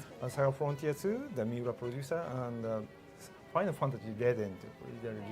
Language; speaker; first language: English; non-native, learner; Japanese